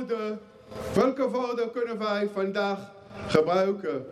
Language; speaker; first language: Dutch; non-native, fluent; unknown